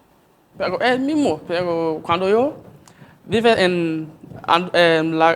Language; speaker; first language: Spanish; non-native, learner; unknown